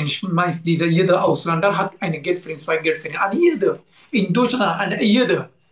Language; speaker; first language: German; non-native, learner; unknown